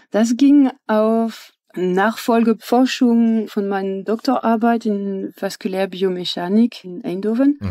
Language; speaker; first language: German; non-native, fluent; French